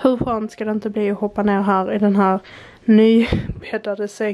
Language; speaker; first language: Swedish; native; Swedish